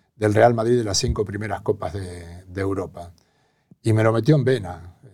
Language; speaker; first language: Spanish; native; Spanish